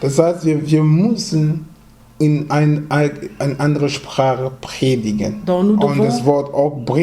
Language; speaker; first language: German; non-native, fluent; French